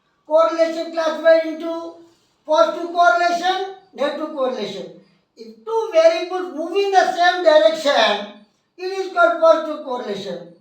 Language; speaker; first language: English; non-native, local second language; Telugu